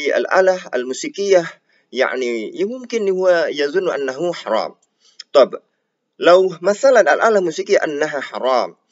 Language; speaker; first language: Arabic; non-native, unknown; Indonesian